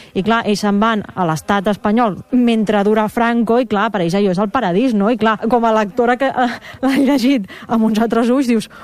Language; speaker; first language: Catalan; native; Catalan